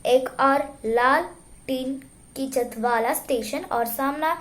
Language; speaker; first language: Hindi; non-native, local second language; Malayalam